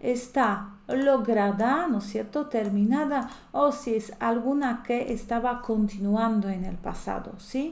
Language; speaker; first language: Spanish; non-native, fluent; Polish